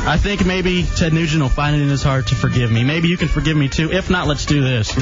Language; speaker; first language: English; native; English